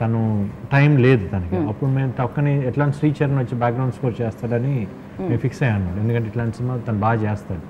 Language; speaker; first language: Telugu; native; Telugu